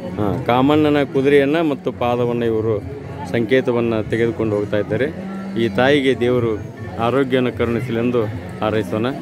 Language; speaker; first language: Kannada; native; Kannada